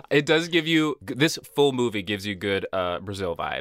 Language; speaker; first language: English; early bilingual, other home language; Portuguese